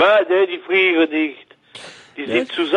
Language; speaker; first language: German; non-native, learner; French